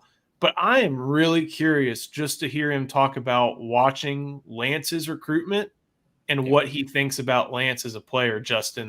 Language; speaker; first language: English; native; English